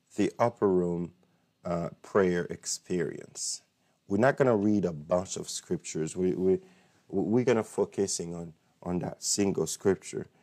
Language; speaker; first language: English; non-native, fluent; Haitian Creole